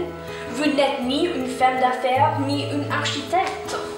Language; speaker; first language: French; non-native, learner; English